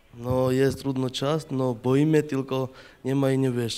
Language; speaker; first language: Polish; non-native, learner; Georgian